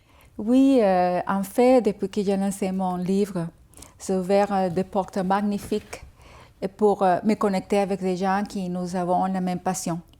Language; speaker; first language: French; non-native, fluent; Spanish